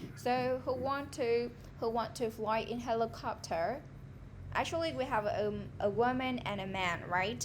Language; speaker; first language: English; non-native, fluent; Vietnamese